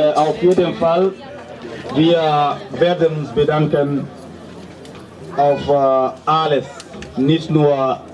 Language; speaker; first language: German; non-native, fluent; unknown